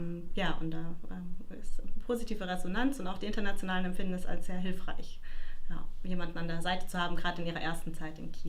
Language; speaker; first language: German; native; German